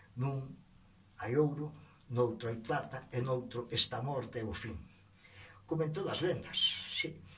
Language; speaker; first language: Galician; native; Galician